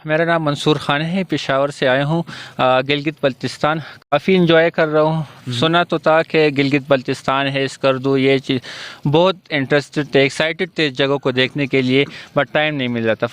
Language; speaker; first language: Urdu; non-native, local second language; Pashto